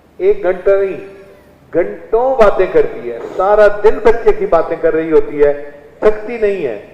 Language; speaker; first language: Urdu; non-native, local second language; Saraiki